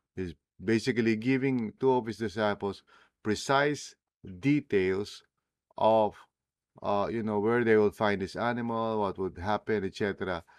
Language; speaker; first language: English; non-native, local second language; Filipino